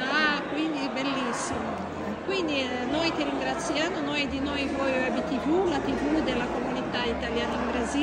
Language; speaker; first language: Italian; non-native, fluent; Portuguese